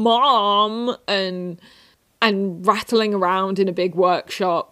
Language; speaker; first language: English; native; English